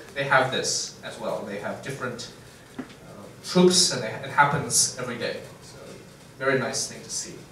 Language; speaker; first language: English; non-native, fluent; Chinese